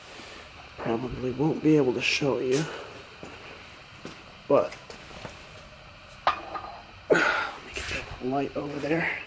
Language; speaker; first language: English; native; English